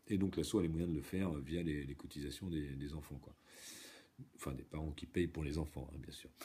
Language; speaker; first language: French; native; French